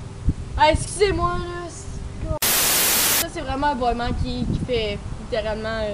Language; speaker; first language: French; native; French